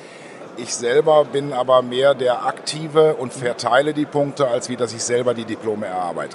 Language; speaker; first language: German; native; German